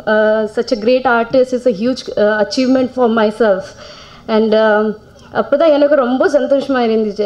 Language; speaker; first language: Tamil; non-native, learner; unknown